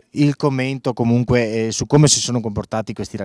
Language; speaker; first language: Italian; native; Italian